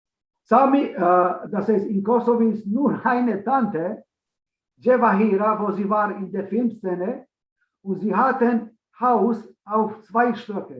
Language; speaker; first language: German; non-native, learner; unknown